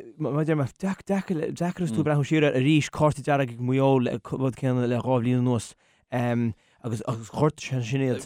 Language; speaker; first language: Irish; non-native, local second language; English